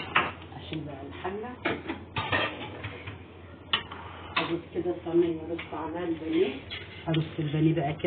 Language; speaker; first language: Arabic; native; Arabic